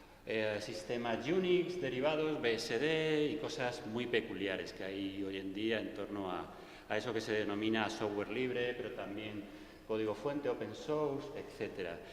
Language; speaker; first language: Spanish; native; Spanish